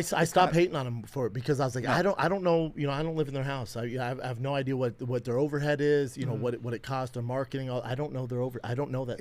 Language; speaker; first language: English; native; English